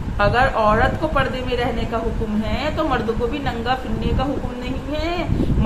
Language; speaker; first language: Urdu; native; Urdu